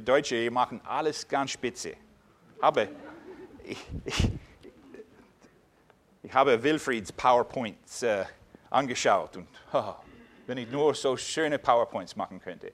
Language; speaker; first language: German; non-native, fluent; English